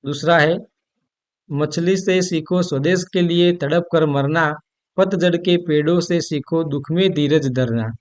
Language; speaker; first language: Hindi; non-native, local second language; Gujarati